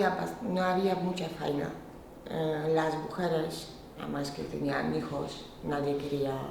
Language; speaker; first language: Spanish; non-native, fluent; Polish